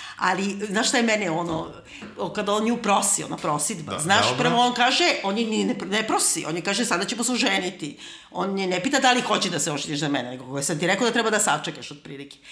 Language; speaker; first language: Serbian; native; Serbian